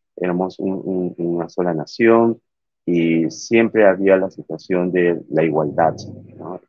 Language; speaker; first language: Spanish; native; Spanish